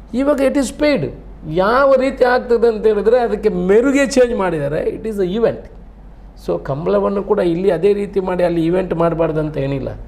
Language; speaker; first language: Kannada; non-native, local second language; Tulu